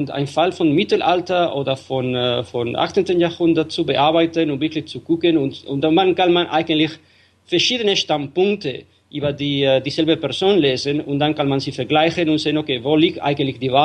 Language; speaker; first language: German; non-native, fluent; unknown